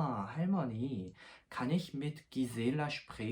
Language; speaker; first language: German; non-native, fluent; Korean